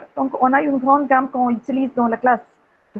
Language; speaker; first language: French; non-native, fluent; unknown